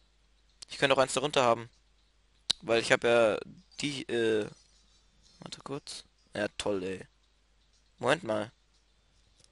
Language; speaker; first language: German; native; German